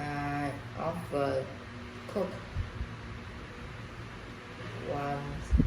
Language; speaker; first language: English; non-native, learner; Vietnamese